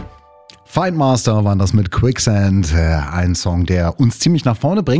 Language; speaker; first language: German; native; German